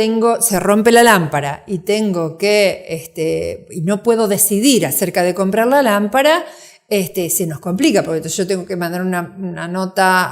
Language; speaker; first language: Spanish; native; Spanish